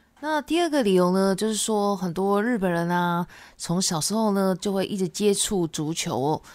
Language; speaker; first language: Chinese; non-native, fluent; Japanese